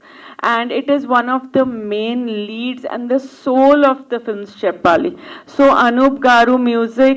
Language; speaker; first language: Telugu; non-native, fluent; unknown